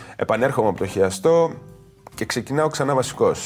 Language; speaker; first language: Greek; native; Greek